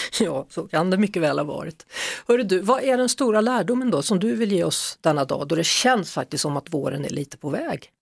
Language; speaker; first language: Swedish; native; Swedish